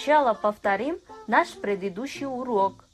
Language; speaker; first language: Russian; non-native, fluent; Kazakh